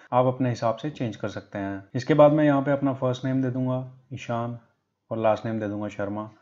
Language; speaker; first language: Hindi; native; Hindi